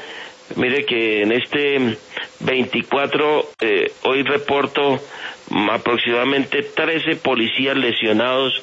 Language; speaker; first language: Spanish; native; Spanish